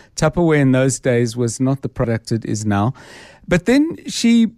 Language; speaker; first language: English; native; English